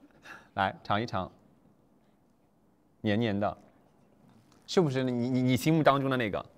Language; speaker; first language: Chinese; native; Chinese